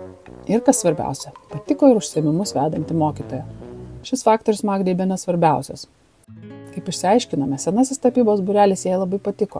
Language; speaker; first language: Lithuanian; native; Lithuanian